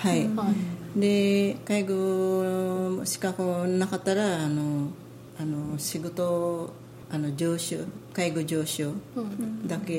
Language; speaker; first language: Japanese; non-native, learner; Filipino